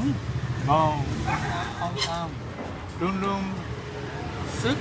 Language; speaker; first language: Vietnamese; non-native, learner; Japanese